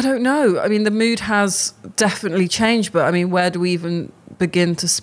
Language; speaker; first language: English; native; English